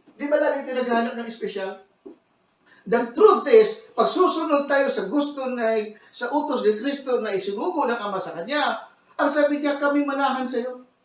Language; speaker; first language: Filipino; non-native, local second language; Cebuano